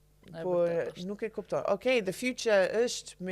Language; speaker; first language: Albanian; non-native, learner; English